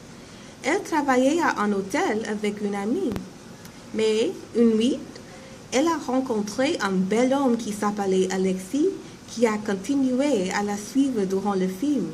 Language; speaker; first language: French; non-native, learner; English